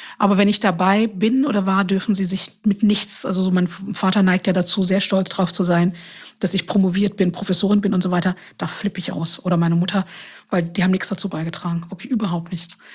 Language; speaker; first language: German; non-native, fluent; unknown